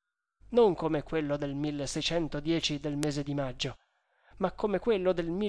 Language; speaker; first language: Italian; native; Italian